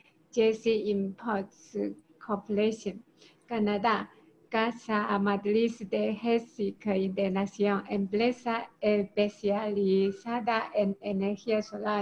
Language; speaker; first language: Spanish; non-native, learner; Chinese